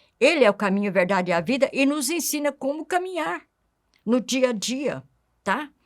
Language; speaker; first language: Portuguese; native; Portuguese